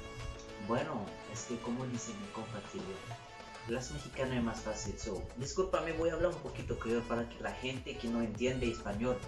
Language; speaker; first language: Spanish; non-native, learner; Haitian Creole